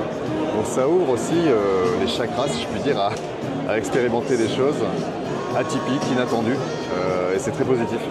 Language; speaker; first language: French; native; French